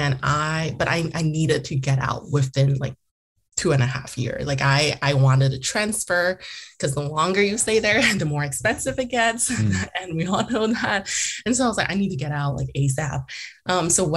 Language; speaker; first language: English; early bilingual, other home language; Chinese